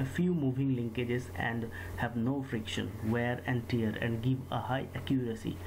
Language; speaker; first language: English; non-native, local second language; Bangla